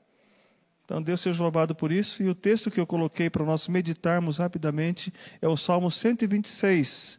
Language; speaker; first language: Portuguese; native; Portuguese